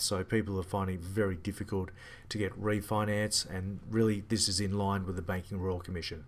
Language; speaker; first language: English; native; English